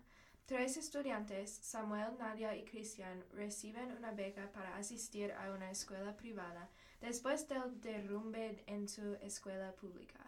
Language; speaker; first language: Spanish; non-native, learner; English